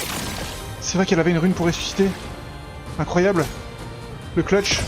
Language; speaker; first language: French; native; French